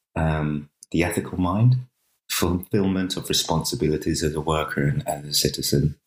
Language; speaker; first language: English; native; English